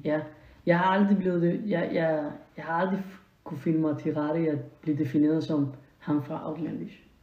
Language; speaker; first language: Danish; non-native, fluent; Spanish